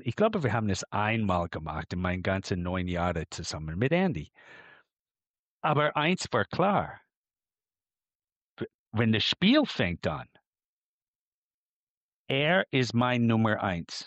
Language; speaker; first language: German; non-native, fluent; English